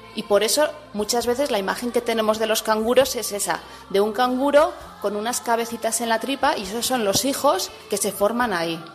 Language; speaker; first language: Spanish; native; Spanish